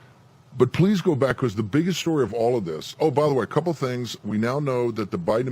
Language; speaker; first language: English; native; English